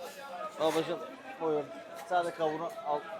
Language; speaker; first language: Turkish; non-native, fluent; Russian